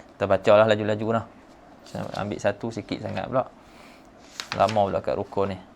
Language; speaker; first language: Malay; native; Malay